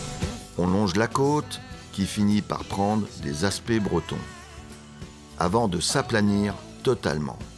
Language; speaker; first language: French; native; French